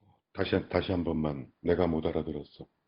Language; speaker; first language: Korean; native; Korean